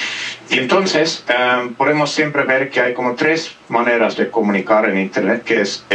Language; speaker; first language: Spanish; non-native, fluent; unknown